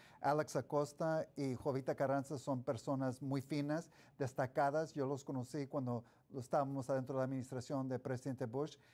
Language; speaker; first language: Spanish; early bilingual, heritage; Spanish